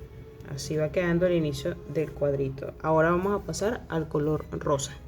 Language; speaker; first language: Spanish; native; Spanish